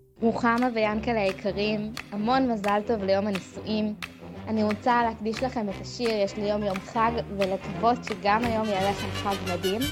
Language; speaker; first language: Hebrew; native; Hebrew